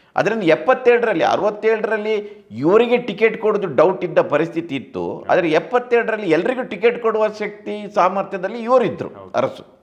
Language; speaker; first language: Kannada; non-native, local second language; Tulu